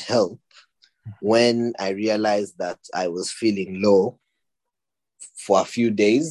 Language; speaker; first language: English; non-native, local second language; Ganda